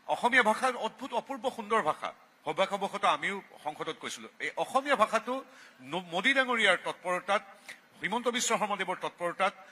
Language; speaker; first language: Assamese; native; Assamese